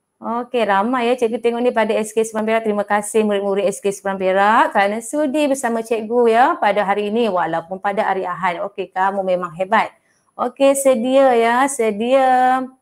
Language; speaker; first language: Malay; native; Malay